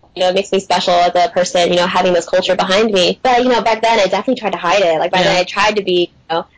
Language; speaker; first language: English; native; English